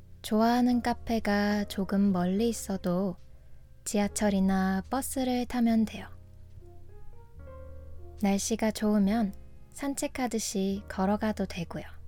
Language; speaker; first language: Korean; non-native, fluent; English